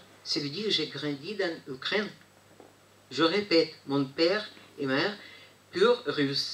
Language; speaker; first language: French; non-native, fluent; Russian